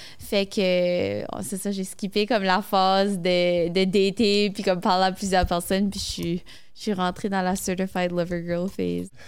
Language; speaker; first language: French; native; French